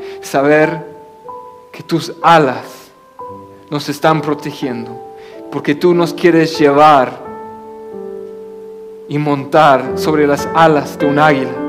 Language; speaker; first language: Spanish; non-native, fluent; English